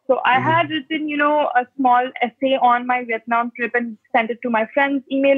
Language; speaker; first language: English; non-native, local second language; Hindi